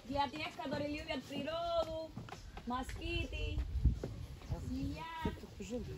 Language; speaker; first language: Russian; non-native, learner; Spanish